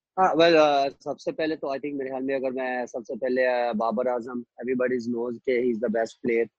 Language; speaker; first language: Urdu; non-native, local second language; Punjabi